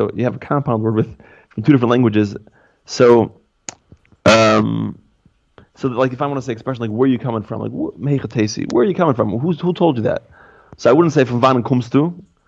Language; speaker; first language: English; native; English